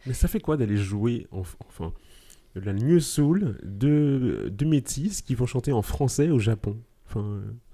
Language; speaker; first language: French; native; French